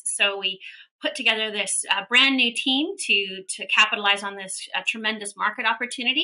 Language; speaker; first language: English; native; English